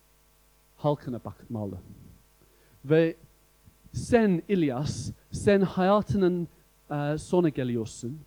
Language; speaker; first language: Turkish; non-native, fluent; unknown